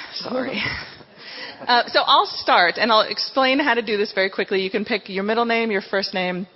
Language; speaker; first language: English; native; English